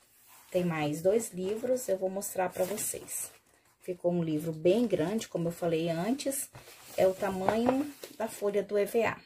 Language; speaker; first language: Portuguese; native; Portuguese